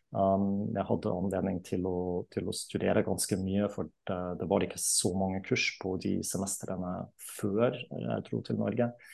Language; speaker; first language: Norwegian; non-native, fluent; German